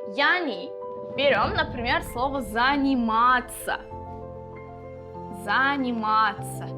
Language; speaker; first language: Russian; non-native, local second language; Uzbek